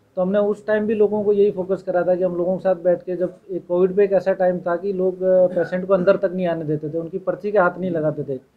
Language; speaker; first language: Hindi; native; Hindi